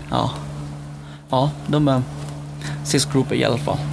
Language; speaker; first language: Swedish; non-native, learner; S'gaw Karen